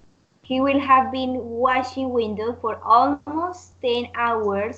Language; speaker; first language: English; non-native, learner; Spanish